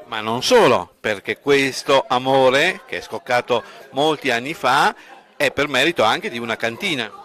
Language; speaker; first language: Italian; native; Italian